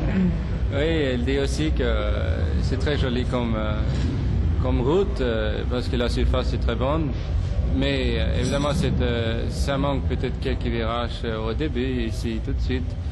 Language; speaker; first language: French; non-native, fluent; Swedish